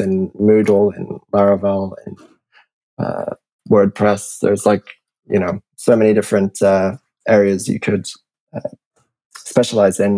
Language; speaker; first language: English; native; English